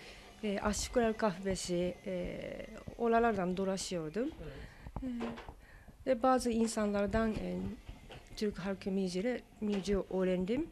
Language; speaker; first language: Turkish; non-native, learner; Japanese